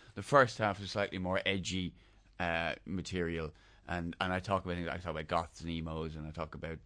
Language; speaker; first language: English; native; English